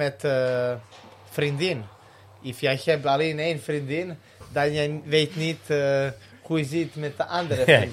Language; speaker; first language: Dutch; non-native, learner; Serbian